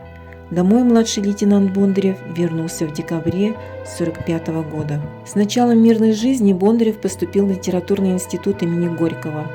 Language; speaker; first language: Russian; native; Russian